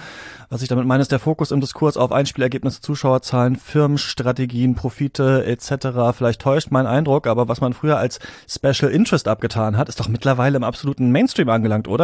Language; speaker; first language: German; native; German